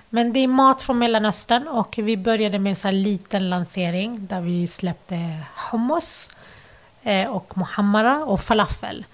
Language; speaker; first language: Swedish; early bilingual, other home language; Arabic